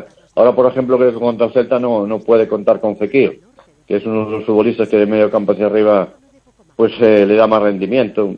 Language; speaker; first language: Spanish; native; Spanish